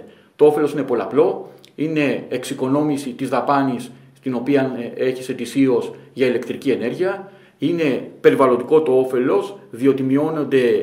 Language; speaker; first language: Greek; native; Greek